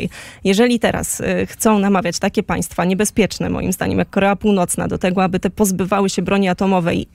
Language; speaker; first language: Polish; native; Polish